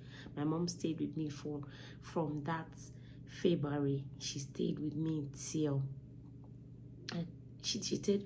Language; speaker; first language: English; non-native, local second language; Yoruba